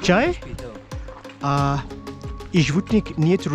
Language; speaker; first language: Russian; non-native, learner; English